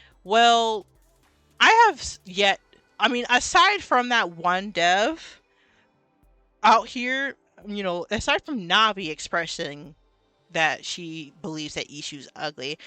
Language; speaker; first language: English; native; English